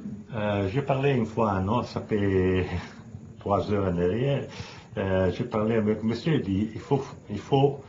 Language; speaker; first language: French; non-native, learner; Italian